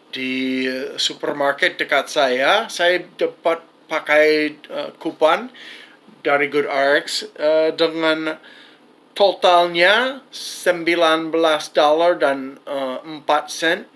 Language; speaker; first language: Indonesian; non-native, fluent; English